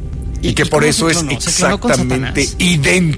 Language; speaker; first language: Spanish; native; Spanish